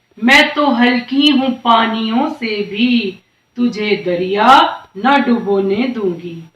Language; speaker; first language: Hindi; native; Hindi